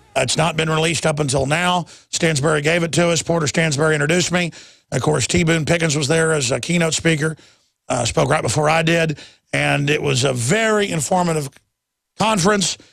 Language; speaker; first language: English; native; English